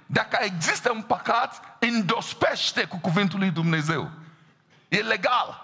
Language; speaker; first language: Romanian; non-native, fluent; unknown